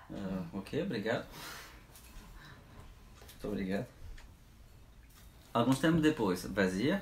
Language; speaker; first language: Portuguese; non-native, fluent; French